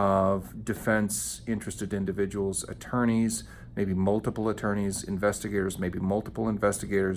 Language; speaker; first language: English; native; English